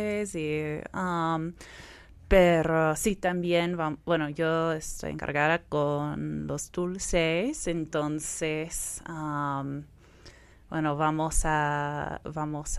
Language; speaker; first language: Spanish; early bilingual, heritage; Spanish